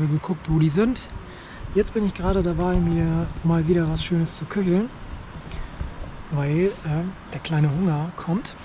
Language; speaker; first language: German; native; German